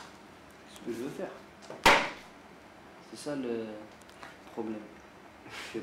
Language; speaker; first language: French; native; French